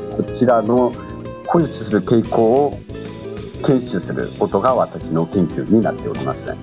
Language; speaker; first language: Japanese; non-native, fluent; Korean